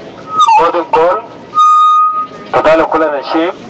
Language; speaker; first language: Hebrew; non-native, learner; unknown